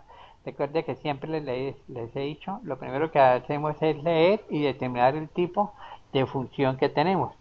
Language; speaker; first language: Spanish; native; Spanish